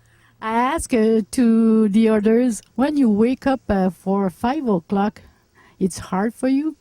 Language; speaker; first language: English; non-native, local second language; French